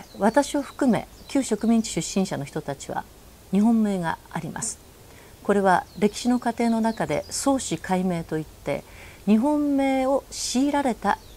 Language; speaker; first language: Japanese; native; Japanese